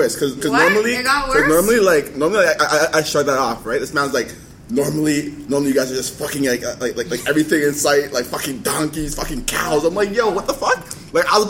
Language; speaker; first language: English; native; English